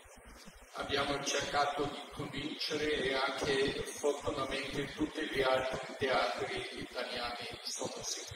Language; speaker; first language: Italian; non-native, fluent; German